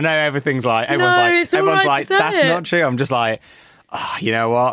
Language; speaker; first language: English; native; English